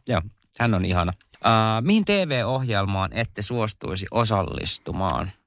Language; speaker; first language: Finnish; native; Finnish